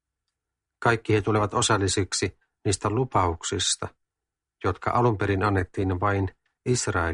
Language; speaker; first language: Finnish; native; Finnish